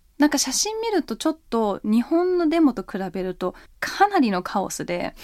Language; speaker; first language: Japanese; early bilingual, heritage; Japanese